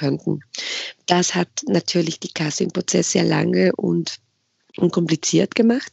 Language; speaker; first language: German; non-native, fluent; Spanish